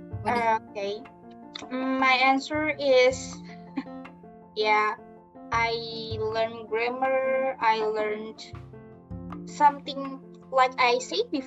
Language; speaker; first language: English; non-native, learner; Indonesian